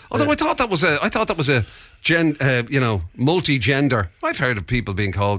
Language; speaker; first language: English; native; English